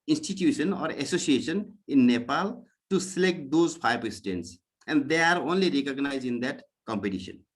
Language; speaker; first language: English; non-native, local second language; Nepali